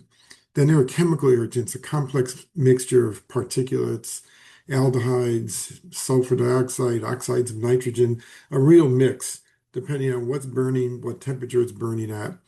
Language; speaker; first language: English; native; English